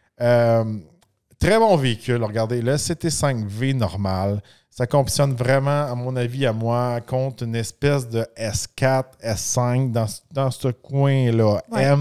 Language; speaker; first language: French; native; French